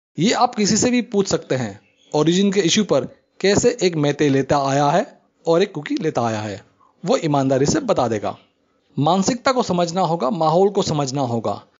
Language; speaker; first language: Hindi; native; Hindi